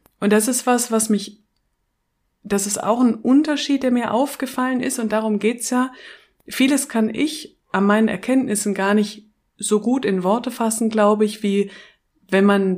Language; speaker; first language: German; native; German